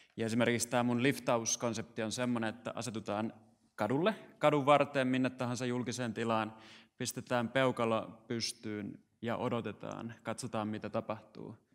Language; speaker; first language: Finnish; native; Finnish